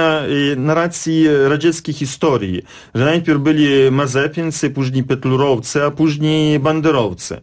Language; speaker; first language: Polish; non-native, fluent; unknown